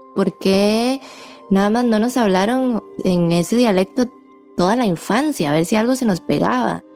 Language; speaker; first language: Spanish; native; Spanish